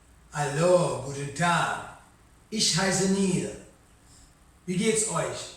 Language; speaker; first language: German; non-native, fluent; Sinhala